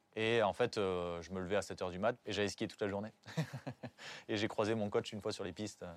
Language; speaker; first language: French; native; French